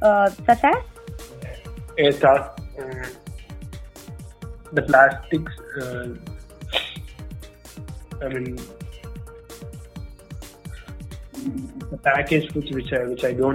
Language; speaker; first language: English; non-native, local second language; Tamil